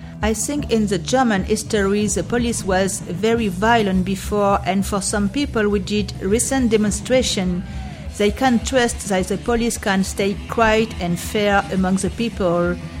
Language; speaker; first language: English; non-native, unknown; French